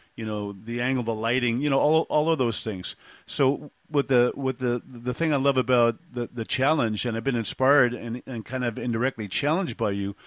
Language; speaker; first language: English; native; English